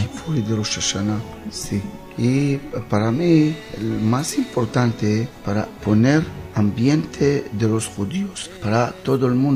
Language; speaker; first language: Spanish; non-native, learner; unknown